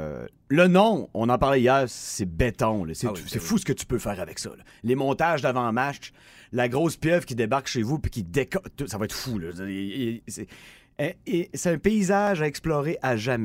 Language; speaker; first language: French; native; French